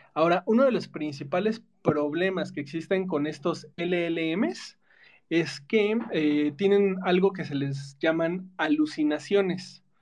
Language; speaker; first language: Spanish; native; Spanish